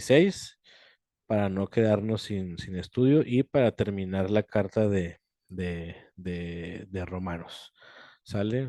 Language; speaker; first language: Spanish; native; Spanish